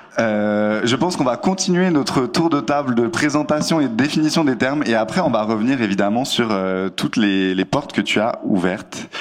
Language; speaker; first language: French; native; French